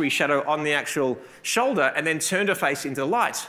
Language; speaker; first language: English; native; English